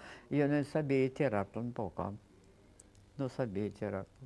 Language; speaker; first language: Spanish; non-native, fluent; Russian